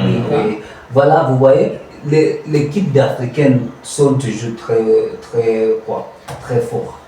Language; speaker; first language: French; non-native, learner; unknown